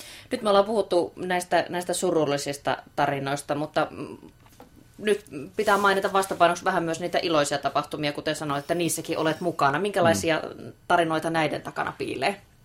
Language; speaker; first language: Finnish; native; Finnish